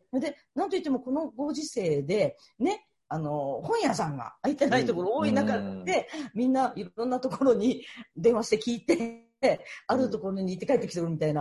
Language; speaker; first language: Japanese; native; Japanese